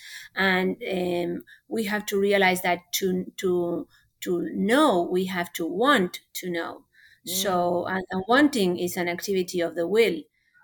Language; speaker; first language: English; non-native, fluent; Spanish